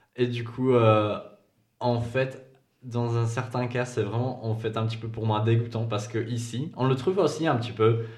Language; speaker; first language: French; non-native, fluent; Czech